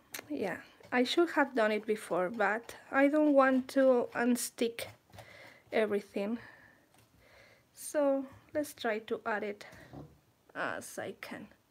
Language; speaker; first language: English; non-native, fluent; Spanish